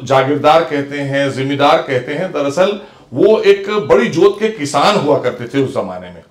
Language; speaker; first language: Hindi; native; Hindi